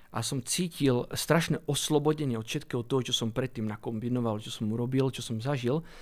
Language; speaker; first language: Slovak; native; Slovak